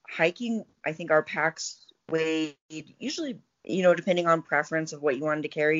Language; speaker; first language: English; native; English